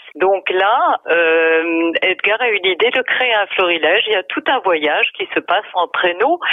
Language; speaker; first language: French; native; French